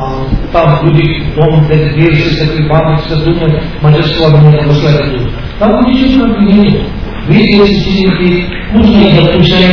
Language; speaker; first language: Russian; non-native, learner; Tibetan